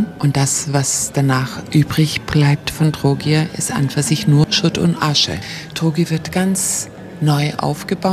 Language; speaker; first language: German; native; German